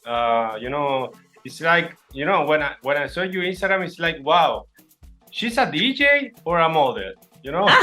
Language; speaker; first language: English; non-native, learner; Spanish